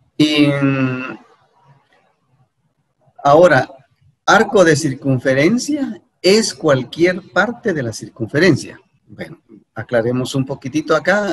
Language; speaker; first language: Spanish; native; Spanish